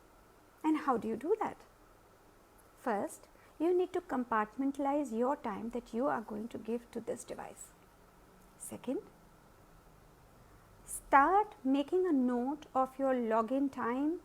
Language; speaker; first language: English; non-native, local second language; Hindi